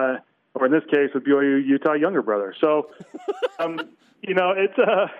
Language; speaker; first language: English; native; English